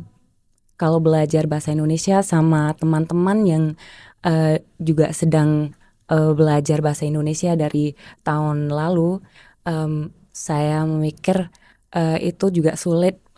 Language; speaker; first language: Indonesian; early bilingual, heritage; German